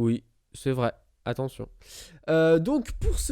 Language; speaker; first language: French; native; French